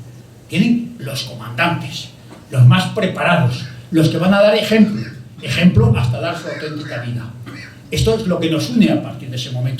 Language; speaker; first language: Spanish; native; Spanish